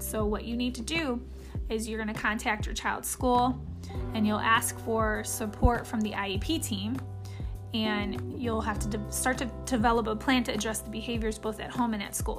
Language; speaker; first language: English; native; English